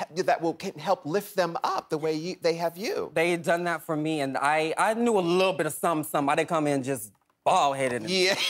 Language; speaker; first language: English; native; English